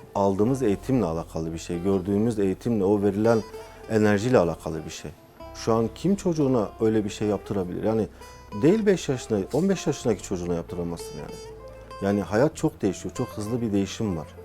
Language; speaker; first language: Turkish; native; Turkish